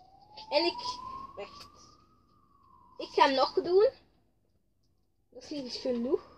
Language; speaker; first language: Dutch; early bilingual, other home language; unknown